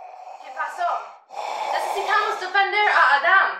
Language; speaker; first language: Spanish; non-native, learner; English